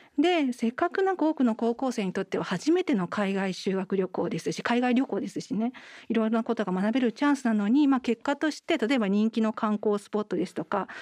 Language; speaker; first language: Japanese; native; Japanese